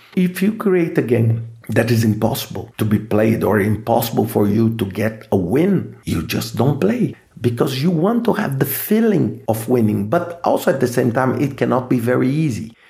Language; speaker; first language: English; non-native, fluent; Portuguese